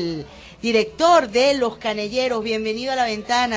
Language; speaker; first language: Spanish; native; Spanish